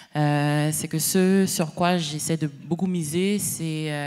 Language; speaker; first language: French; native; French